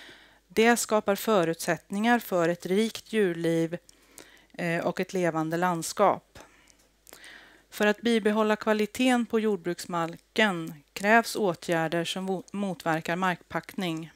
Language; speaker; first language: Swedish; native; Swedish